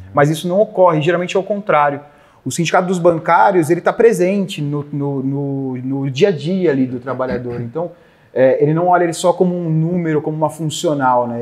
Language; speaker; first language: Portuguese; native; Portuguese